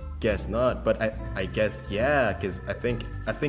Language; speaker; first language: English; non-native, fluent; Indonesian